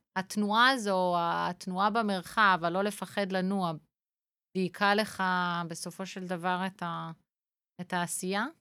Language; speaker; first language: Hebrew; native; Hebrew